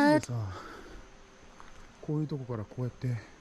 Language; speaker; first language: Japanese; native; Japanese